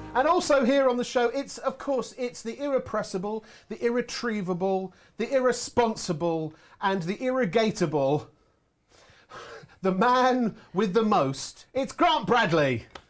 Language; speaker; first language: English; native; English